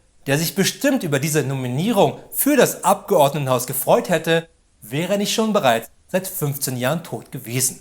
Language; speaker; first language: German; native; German